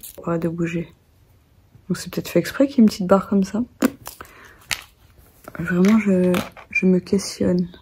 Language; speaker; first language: French; native; French